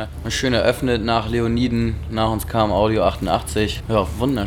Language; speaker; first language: German; native; German